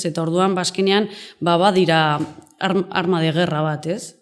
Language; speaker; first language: Basque; native; Basque